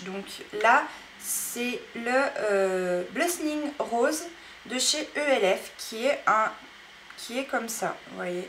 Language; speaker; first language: French; native; French